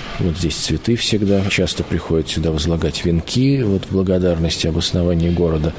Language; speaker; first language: Russian; native; Russian